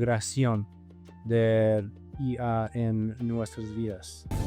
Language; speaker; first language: Spanish; non-native, fluent; English